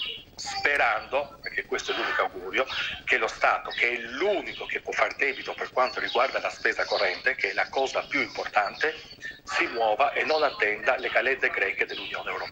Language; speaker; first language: Italian; native; Italian